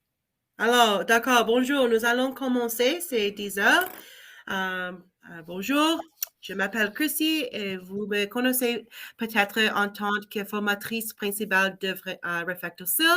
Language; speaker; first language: French; non-native, learner; English